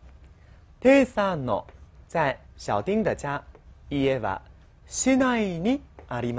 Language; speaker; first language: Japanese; non-native, fluent; Chinese